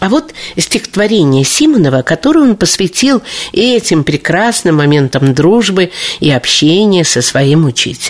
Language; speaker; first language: Russian; native; Russian